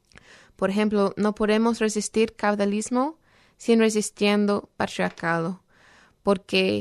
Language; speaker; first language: Spanish; non-native, fluent; English